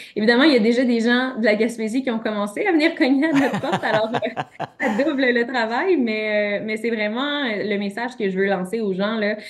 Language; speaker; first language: French; native; French